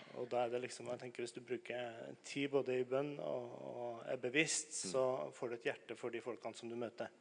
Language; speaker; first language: Norwegian; native; Norwegian